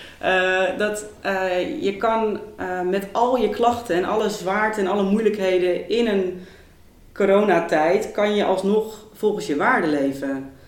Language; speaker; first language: Dutch; native; Dutch